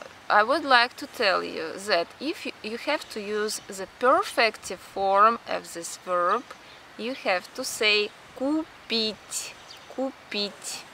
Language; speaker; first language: English; non-native, fluent; Russian